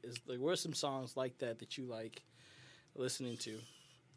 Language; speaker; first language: English; early bilingual, other home language; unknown